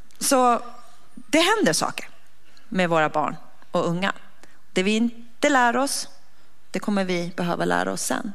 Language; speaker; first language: Swedish; native; Swedish